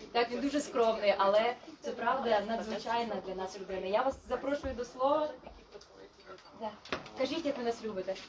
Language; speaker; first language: Ukrainian; native; Ukrainian